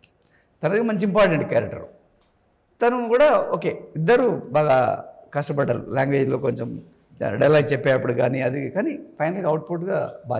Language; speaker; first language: Telugu; native; Telugu